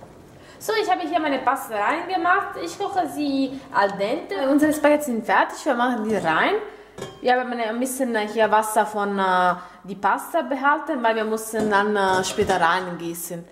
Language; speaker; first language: German; non-native, learner; Italian